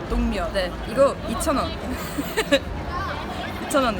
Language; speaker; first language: Korean; non-native, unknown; Swedish